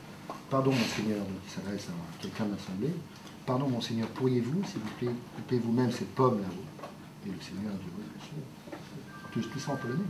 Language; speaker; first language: French; native; French